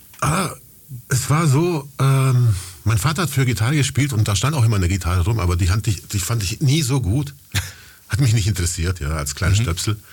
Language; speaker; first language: German; early bilingual, other home language; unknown